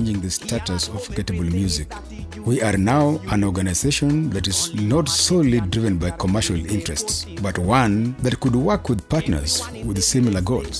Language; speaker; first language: English; non-native, local second language; Luo (Kenya and Tanzania)